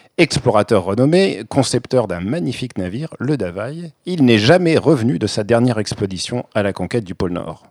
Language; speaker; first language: French; native; French